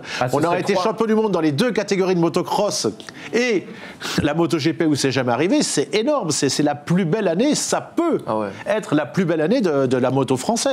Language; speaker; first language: French; native; French